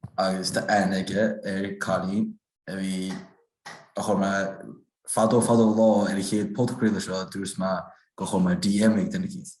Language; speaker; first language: Irish; native; Irish